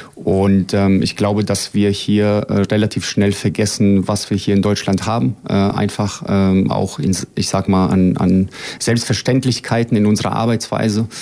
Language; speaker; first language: German; early bilingual, other home language; Bosnian